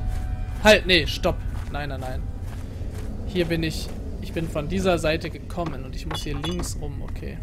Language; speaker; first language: German; native; German